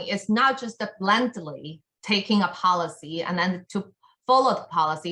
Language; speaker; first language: English; non-native, fluent; Chinese